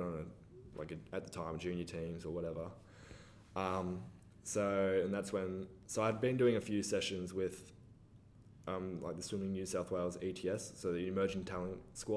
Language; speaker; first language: English; native; English